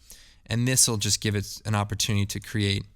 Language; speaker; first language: English; native; English